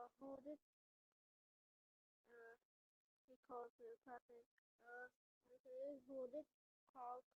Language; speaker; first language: English; non-native, learner; Vietnamese